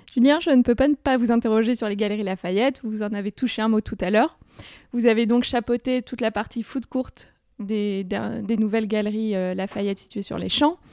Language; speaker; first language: French; native; French